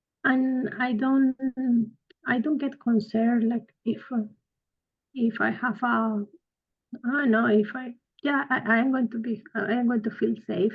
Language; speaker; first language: English; non-native, fluent; Spanish